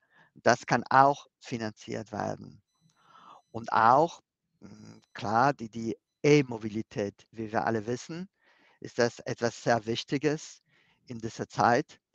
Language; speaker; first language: German; non-native, fluent; Spanish